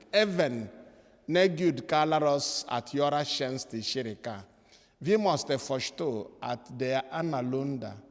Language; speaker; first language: Swedish; non-native, fluent; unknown